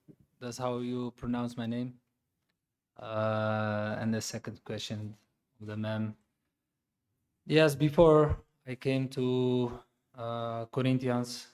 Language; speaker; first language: English; non-native, fluent; Dutch